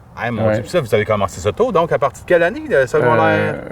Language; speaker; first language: French; native; French